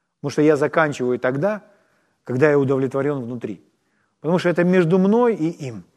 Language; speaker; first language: Russian; non-native, local second language; Ukrainian